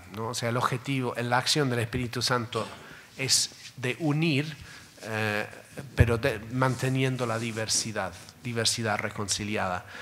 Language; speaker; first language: Spanish; non-native, fluent; English